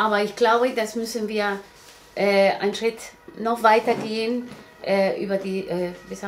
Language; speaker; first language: German; non-native, learner; Spanish